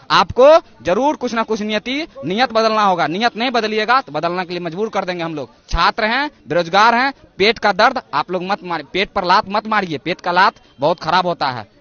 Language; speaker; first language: Hindi; native; Hindi